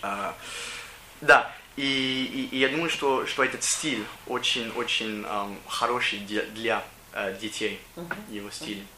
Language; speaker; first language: Russian; non-native, learner; English